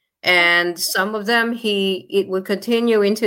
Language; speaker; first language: English; non-native, local second language; Filipino